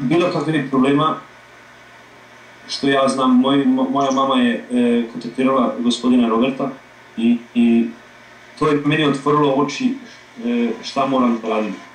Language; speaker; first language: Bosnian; early bilingual, heritage; English